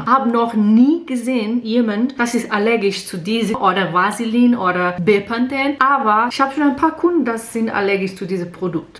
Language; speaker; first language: German; non-native, learner; Portuguese